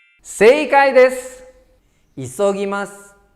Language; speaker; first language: Japanese; non-native, fluent; Indonesian